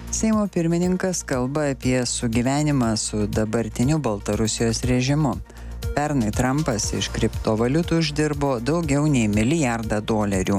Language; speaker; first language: Lithuanian; native; Lithuanian